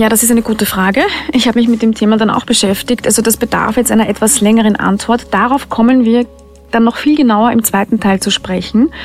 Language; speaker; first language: German; native; German